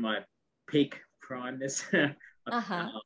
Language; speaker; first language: English; non-native, local second language; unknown